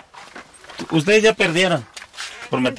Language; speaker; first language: Spanish; native; Spanish